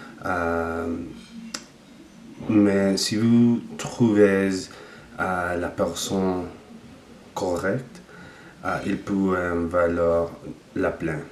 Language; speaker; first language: French; non-native, learner; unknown